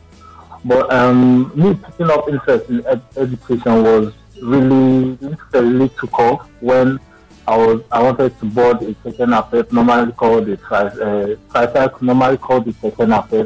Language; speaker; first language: English; non-native, local second language; Igbo